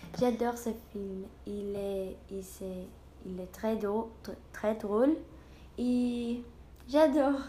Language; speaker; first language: French; non-native, learner; Portuguese